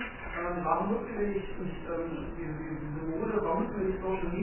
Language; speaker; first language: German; non-native, fluent; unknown